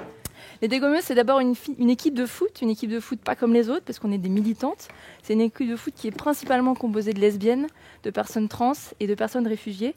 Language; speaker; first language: French; native; French